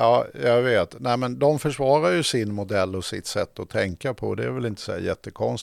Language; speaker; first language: Swedish; native; Swedish